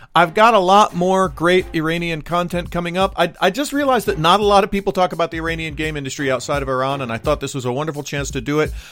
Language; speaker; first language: English; non-native, fluent; Persian